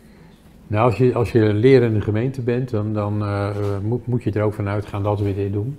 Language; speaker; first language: Dutch; native; Dutch